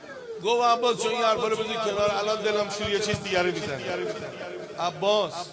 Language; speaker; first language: Persian; native; Persian